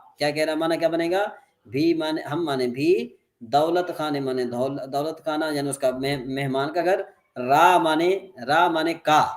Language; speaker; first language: Urdu; non-native, local second language; Sindhi